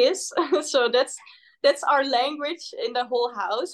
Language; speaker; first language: English; non-native, fluent; Dutch